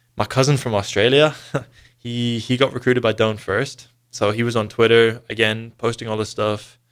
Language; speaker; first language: English; native; English